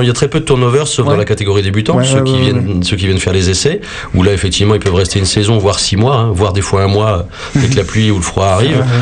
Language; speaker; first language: French; native; French